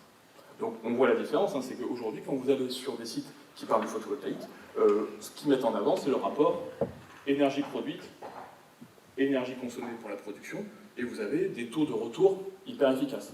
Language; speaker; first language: French; native; French